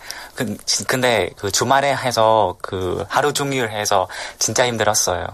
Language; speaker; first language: Korean; non-native, learner; Vietnamese